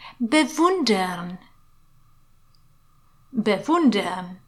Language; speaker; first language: German; non-native, fluent; Polish